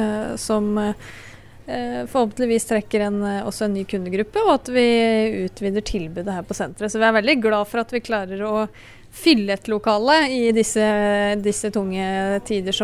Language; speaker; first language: Norwegian; native; Norwegian